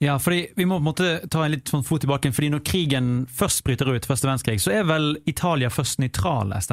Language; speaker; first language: Norwegian; native; Norwegian